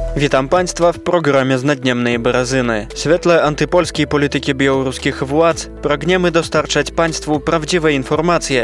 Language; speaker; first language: Polish; native; Polish